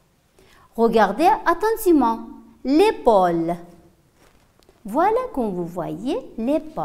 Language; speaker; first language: French; non-native, fluent; Uzbek